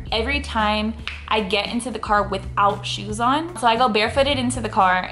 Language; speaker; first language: English; native; English